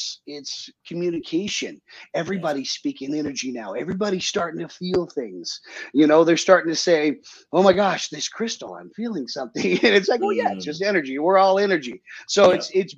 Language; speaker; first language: English; native; English